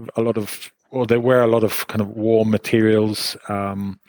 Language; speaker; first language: English; non-native, fluent; Hebrew